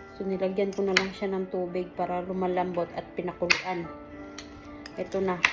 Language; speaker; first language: Filipino; non-native, local second language; Cebuano